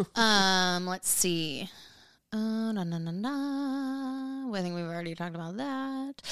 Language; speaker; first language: English; native; English